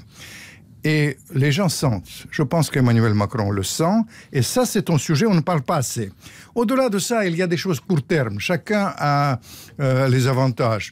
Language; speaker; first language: French; non-native, fluent; Russian